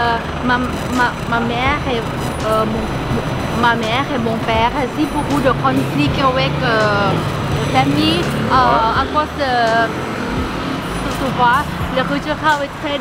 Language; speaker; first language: French; non-native, learner; Thai